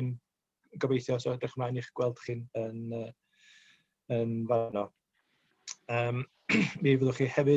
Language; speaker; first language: Welsh; native; Welsh